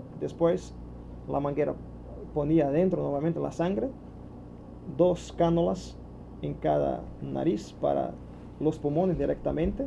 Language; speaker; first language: Spanish; non-native, learner; Portuguese